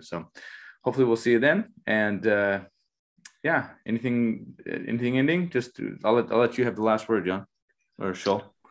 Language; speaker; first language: English; native; English